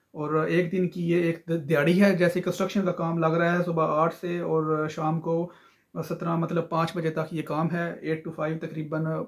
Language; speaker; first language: Urdu; non-native, local second language; Punjabi